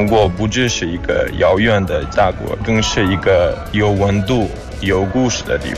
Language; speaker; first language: Chinese; non-native, fluent; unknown